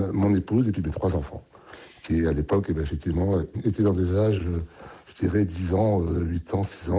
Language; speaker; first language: French; native; French